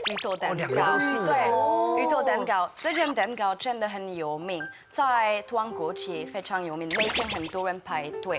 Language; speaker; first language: Chinese; non-native, fluent; French